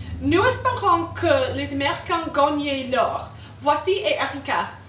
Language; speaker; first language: French; non-native, learner; English